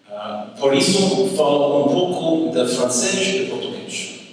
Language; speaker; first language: Portuguese; early bilingual, heritage; English